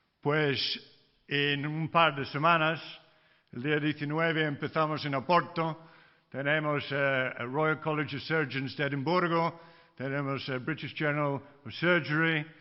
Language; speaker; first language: Spanish; non-native, fluent; English